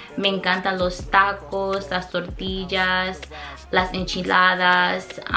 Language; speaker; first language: Spanish; early bilingual, heritage; Spanish